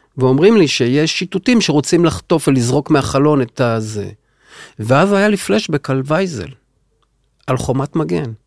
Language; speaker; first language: Hebrew; native; Hebrew